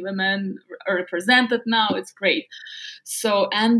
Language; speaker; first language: English; non-native, fluent; Russian